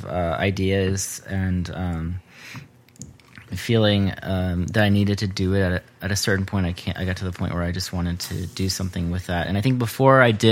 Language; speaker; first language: English; native; English